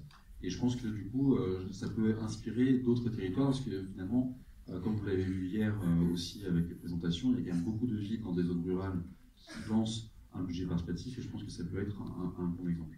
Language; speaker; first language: French; native; French